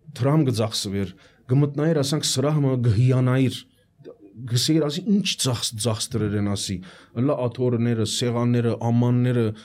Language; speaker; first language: Armenian; native; Armenian